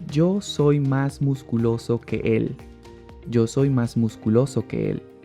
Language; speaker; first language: Spanish; native; Spanish